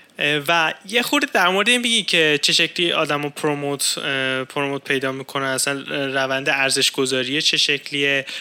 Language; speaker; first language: Persian; native; Persian